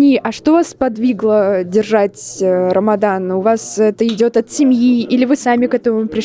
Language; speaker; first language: Russian; native; Russian